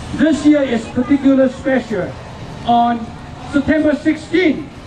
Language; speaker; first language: English; non-native, local second language; Chinese